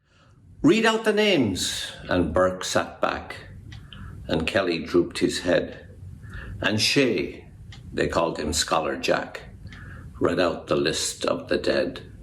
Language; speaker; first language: English; native; English